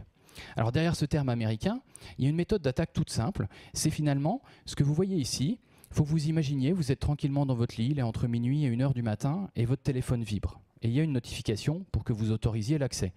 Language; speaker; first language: French; native; French